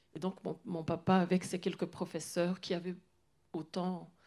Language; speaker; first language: French; non-native, local second language; Kinyarwanda